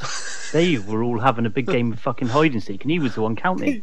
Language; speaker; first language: English; native; English